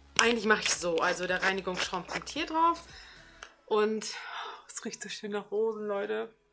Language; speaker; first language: German; early bilingual, other home language; Turkish